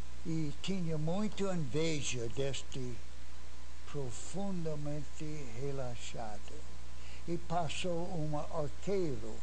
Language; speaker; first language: Portuguese; non-native, fluent; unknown